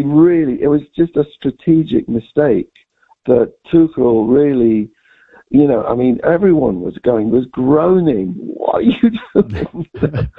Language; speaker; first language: English; native; English